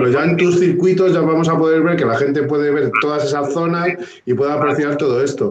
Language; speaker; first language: Spanish; native; Spanish